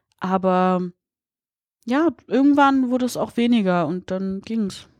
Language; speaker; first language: German; early bilingual, other home language; Polish